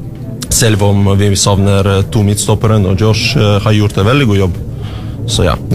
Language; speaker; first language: Norwegian; non-native, learner; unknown